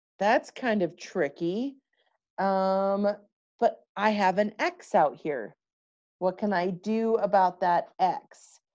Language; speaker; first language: English; native; English